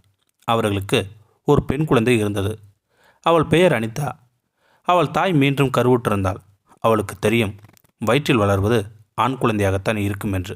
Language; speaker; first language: Tamil; native; Tamil